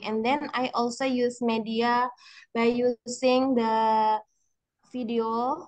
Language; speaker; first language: English; non-native, learner; Indonesian